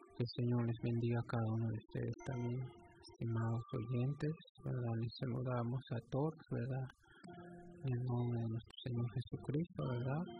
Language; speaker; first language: Spanish; native; Spanish